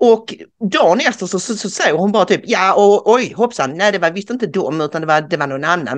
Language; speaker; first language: Swedish; native; Swedish